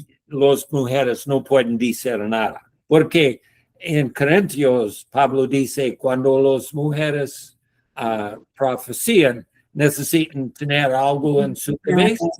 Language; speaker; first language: Spanish; non-native, learner; English